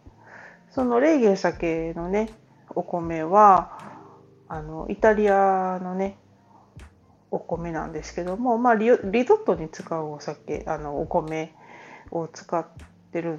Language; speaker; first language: Japanese; native; Japanese